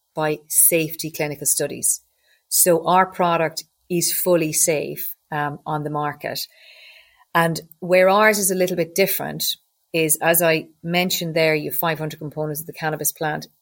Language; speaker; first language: English; native; English